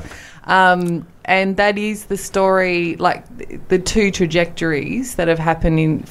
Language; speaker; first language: English; native; English